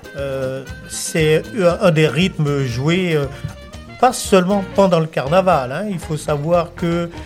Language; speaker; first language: French; native; French